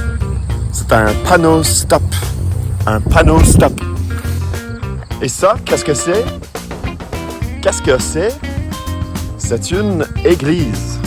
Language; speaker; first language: French; non-native, fluent; English